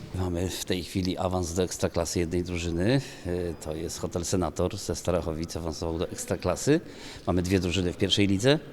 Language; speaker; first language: Polish; native; Polish